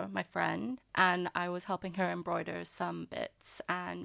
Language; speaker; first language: English; non-native, local second language; Cantonese